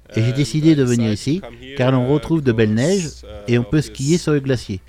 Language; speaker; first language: French; non-native, fluent; German